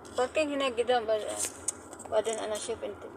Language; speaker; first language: Arabic; non-native, learner; Filipino